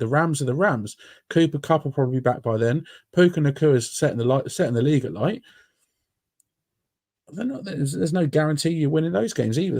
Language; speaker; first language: English; native; English